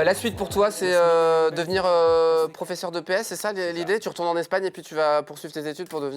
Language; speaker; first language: French; native; French